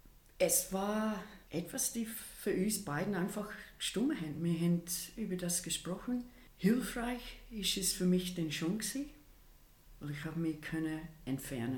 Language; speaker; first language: German; non-native, fluent; English